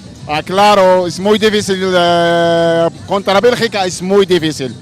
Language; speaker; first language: Spanish; non-native, learner; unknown